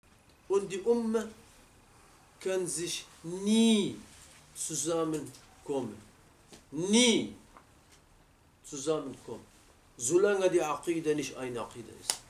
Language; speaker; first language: German; non-native, learner; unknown